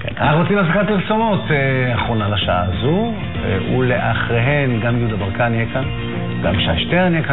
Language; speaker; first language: Hebrew; native; Hebrew